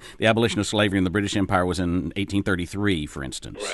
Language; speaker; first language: English; native; English